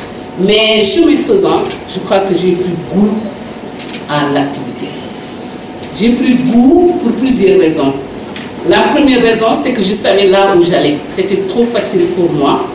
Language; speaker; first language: French; non-native, local second language; Wolof